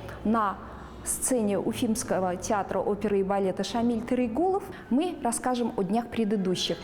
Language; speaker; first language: Russian; native; Russian